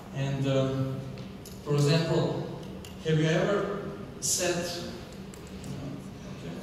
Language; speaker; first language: English; non-native, fluent; Slovenian